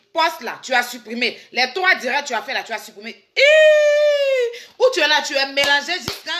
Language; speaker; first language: French; native; French